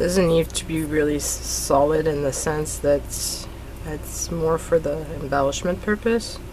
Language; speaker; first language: English; native; English